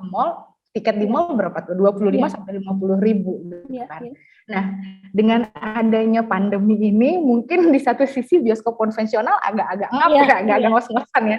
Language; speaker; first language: Indonesian; native; Indonesian